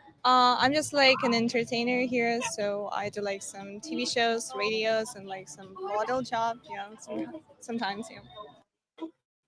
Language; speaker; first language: English; non-native, learner; Ukrainian